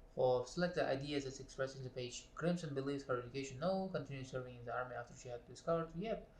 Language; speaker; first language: English; non-native, learner; Uzbek